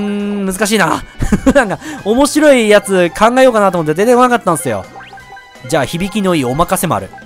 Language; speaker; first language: Japanese; native; Japanese